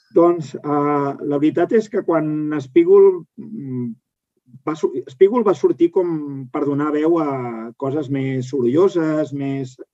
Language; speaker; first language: Catalan; native; Catalan